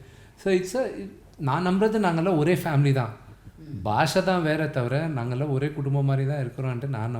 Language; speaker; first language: Tamil; non-native, local second language; Telugu